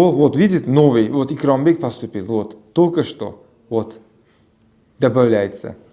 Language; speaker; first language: Russian; non-native, local second language; Uzbek